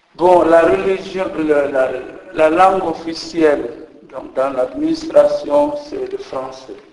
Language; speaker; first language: French; non-native, local second language; Jola-Fonyi